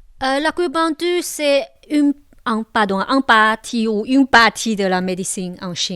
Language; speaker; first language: French; non-native, local second language; Chinese